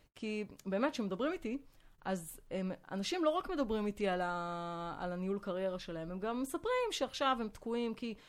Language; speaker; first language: Hebrew; non-native, fluent; French